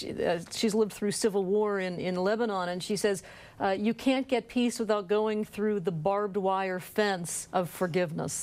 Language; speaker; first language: English; native; English